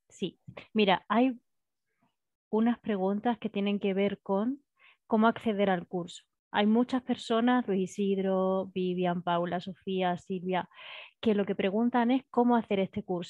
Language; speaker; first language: Spanish; native; Spanish